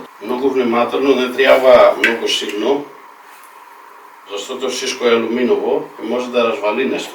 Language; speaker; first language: Bulgarian; non-native, fluent; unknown